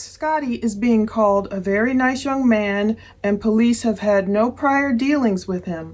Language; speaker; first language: English; native; English